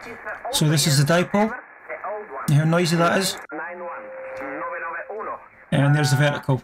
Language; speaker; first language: English; native; English